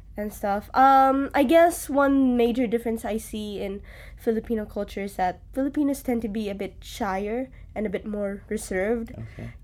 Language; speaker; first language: English; native; English